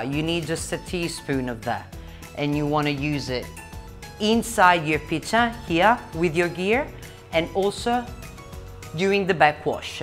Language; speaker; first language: English; non-native, fluent; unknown